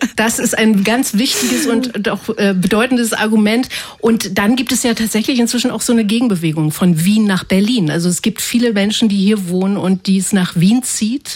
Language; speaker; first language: German; native; German